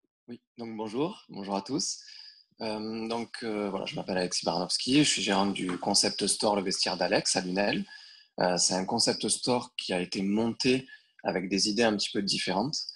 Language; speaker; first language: French; native; French